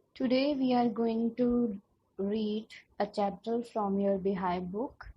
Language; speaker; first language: English; non-native, local second language; Punjabi